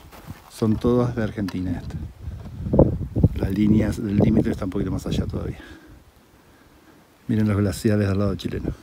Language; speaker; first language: Spanish; native; Spanish